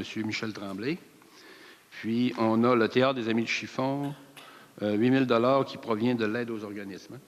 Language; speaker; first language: French; native; French